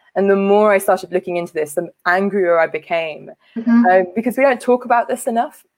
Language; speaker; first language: English; native; English